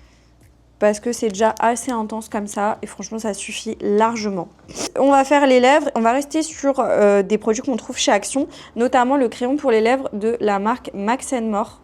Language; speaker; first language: French; native; French